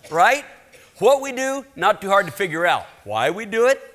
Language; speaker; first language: English; native; English